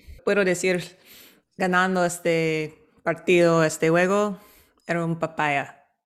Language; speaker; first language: Spanish; non-native, fluent; English